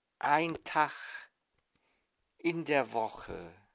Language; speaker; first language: German; non-native, fluent; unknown